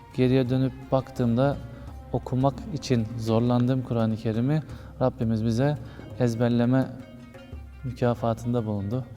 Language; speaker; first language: Turkish; native; Turkish